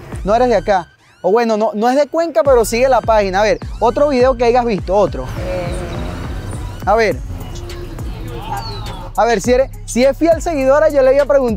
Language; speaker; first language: Spanish; native; Spanish